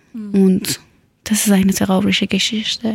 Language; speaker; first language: German; non-native, learner; Persian